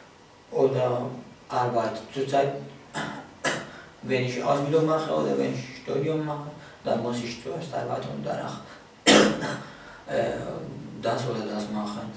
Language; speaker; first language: German; non-native, fluent; Arabic